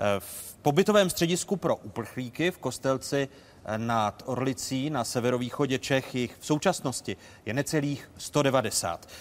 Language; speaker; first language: Czech; native; Czech